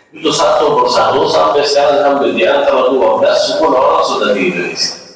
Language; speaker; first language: Indonesian; non-native, fluent; Arabic